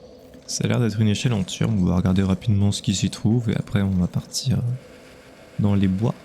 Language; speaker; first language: French; native; French